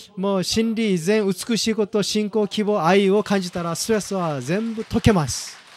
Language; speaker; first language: Japanese; non-native, fluent; Korean